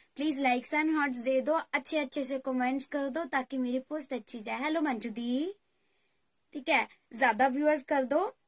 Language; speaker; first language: Hindi; native; Hindi